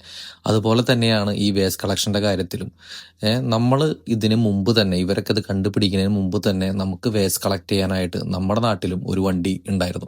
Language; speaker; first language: Malayalam; native; Malayalam